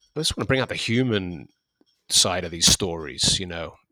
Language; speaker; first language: English; native; English